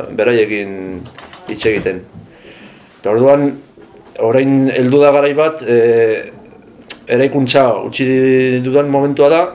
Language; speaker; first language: Basque; non-native, local second language; Spanish